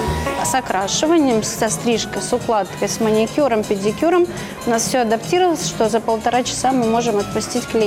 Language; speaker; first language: Russian; native; Russian